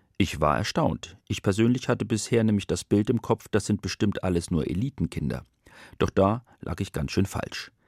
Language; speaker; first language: German; native; German